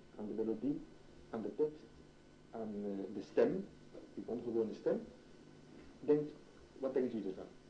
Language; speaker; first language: Dutch; native; Dutch